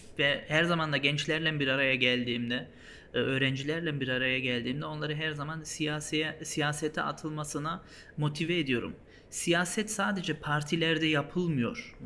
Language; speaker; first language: Turkish; early bilingual, heritage; Turkish